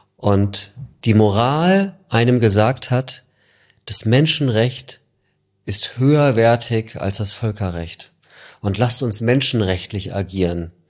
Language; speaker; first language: German; native; German